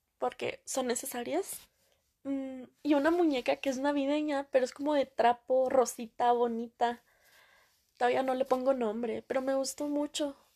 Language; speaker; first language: Spanish; early bilingual, heritage; Spanish